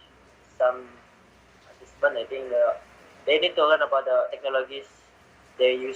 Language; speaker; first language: English; non-native, learner; Indonesian